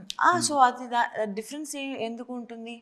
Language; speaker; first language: Telugu; non-native, fluent; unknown